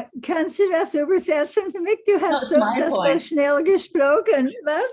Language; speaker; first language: German; non-native, learner; English